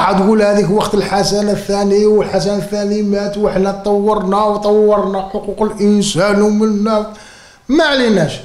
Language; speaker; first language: Arabic; native; Arabic